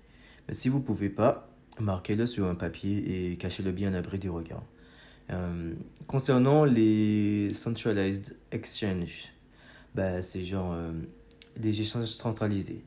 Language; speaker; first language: French; native; French